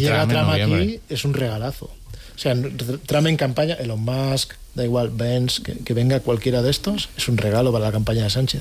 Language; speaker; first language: Spanish; native; Spanish